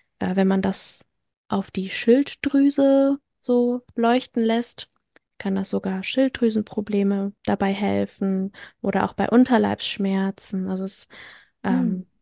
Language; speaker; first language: German; early bilingual, other home language; French